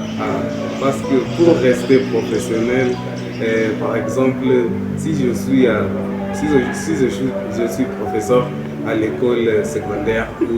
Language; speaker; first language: French; non-native, learner; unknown